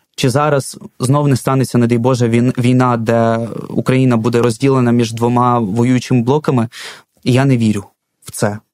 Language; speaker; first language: Ukrainian; non-native, local second language; Russian